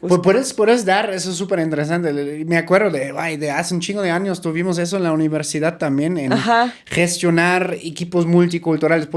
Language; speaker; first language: Spanish; native; Spanish